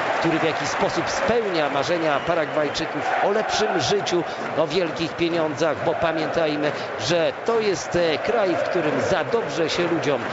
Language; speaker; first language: Polish; native; Polish